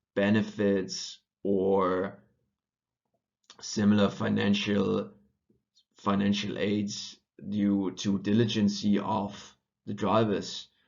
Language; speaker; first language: English; non-native, fluent; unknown